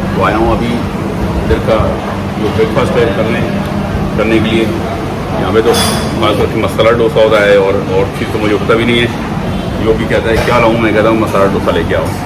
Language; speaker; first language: Hindi; non-native, fluent; Punjabi